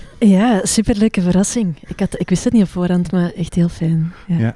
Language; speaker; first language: Dutch; native; Dutch